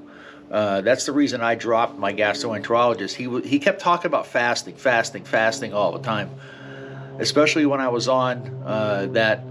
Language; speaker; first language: English; native; English